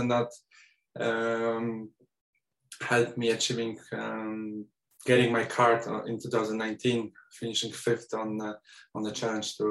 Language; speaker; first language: English; non-native, fluent; Polish